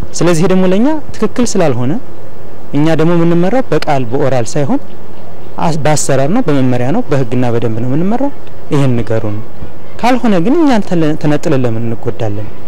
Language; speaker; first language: Amharic; native; Amharic